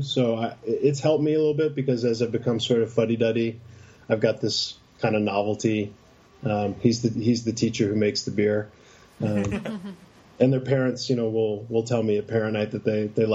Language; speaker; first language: English; native; English